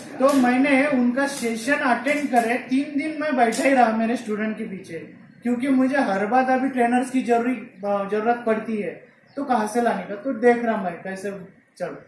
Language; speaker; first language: Hindi; non-native, local second language; Marathi